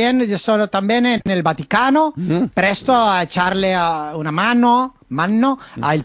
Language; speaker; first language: Spanish; native; Spanish